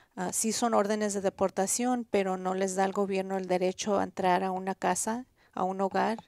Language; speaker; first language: Spanish; early bilingual, heritage; Spanish